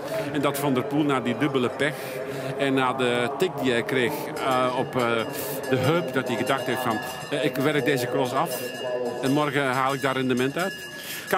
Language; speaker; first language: Dutch; native; Dutch